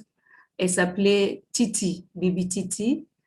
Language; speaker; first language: French; non-native, fluent; Swahili